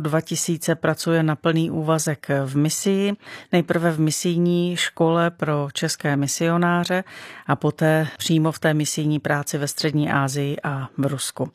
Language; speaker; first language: Czech; native; Czech